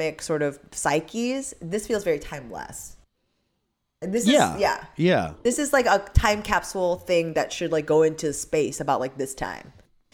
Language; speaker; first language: English; early bilingual, other home language; Korean